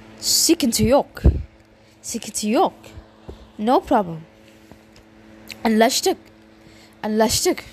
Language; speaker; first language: Turkish; non-native, learner; Indonesian